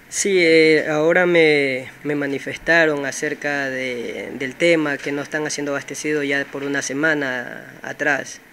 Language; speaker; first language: Spanish; native; Spanish